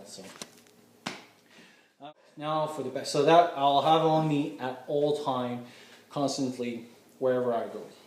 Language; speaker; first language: English; non-native, fluent; French